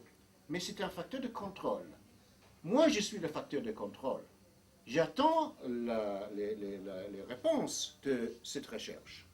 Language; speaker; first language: French; non-native, fluent; English